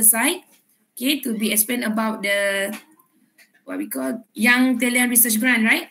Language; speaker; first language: English; non-native, local second language; Malay